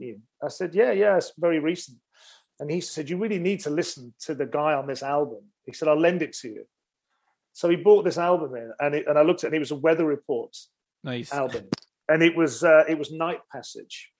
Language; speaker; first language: English; native; English